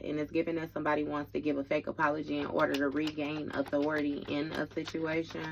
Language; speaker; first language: English; native; English